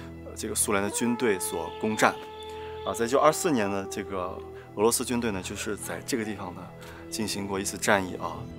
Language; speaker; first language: Chinese; native; Chinese